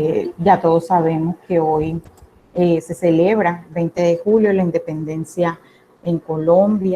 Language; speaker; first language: Spanish; native; Spanish